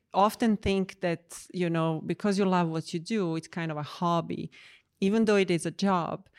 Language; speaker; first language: English; non-native, fluent; Croatian